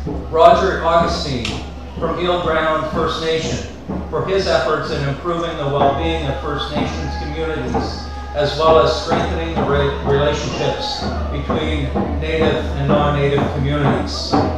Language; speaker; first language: English; native; English